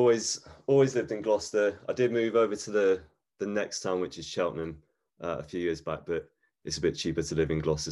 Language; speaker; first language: English; native; English